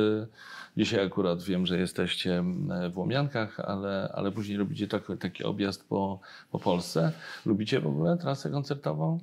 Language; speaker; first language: Polish; native; Polish